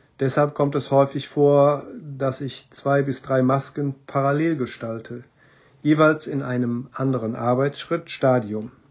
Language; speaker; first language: German; native; German